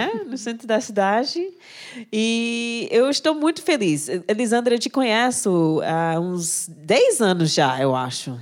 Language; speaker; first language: Portuguese; non-native, fluent; English